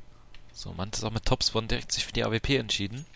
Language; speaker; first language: German; native; German